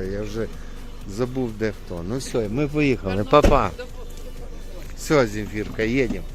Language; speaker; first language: Ukrainian; native; Ukrainian